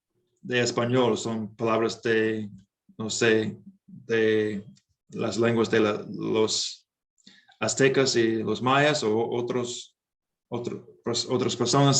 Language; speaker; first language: Spanish; non-native, learner; English